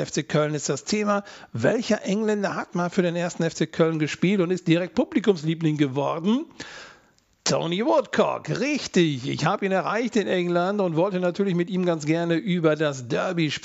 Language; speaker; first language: German; native; German